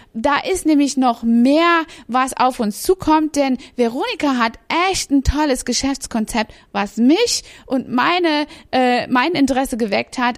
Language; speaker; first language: German; native; German